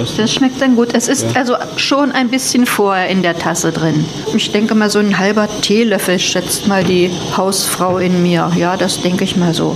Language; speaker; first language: German; native; German